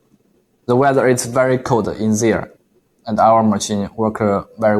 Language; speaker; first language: English; non-native, learner; Chinese